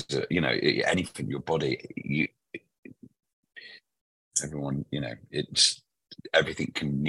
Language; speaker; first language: English; native; English